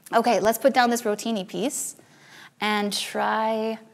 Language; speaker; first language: English; native; English